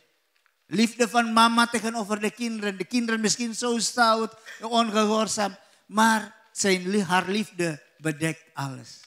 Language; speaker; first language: Dutch; non-native, learner; Indonesian